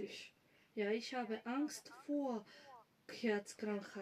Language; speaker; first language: German; non-native, fluent; Macedonian